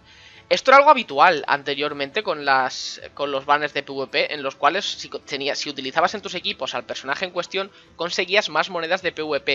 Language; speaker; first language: Spanish; native; Spanish